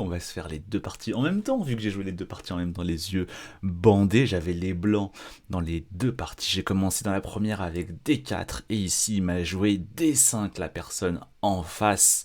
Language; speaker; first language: French; native; French